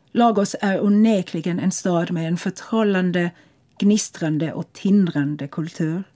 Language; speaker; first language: Swedish; non-native, fluent; English